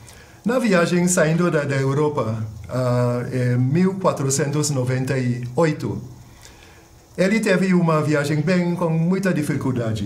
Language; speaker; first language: Portuguese; non-native, fluent; English